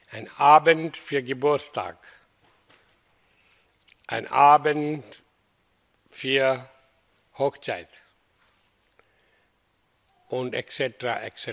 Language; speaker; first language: German; non-native, learner; Hindi